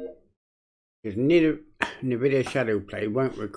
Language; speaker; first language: English; native; English